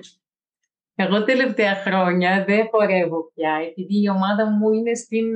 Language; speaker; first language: Greek; non-native, fluent; Portuguese